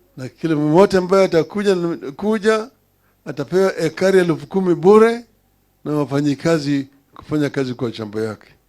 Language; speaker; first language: Swahili; non-native, local second language; Luo (Kenya and Tanzania)